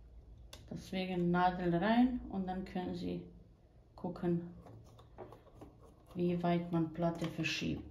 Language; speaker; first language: German; non-native, fluent; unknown